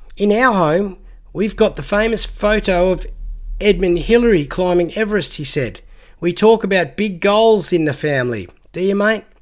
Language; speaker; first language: English; native; English